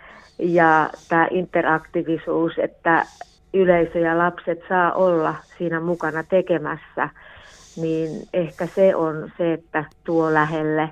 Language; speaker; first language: Finnish; native; Finnish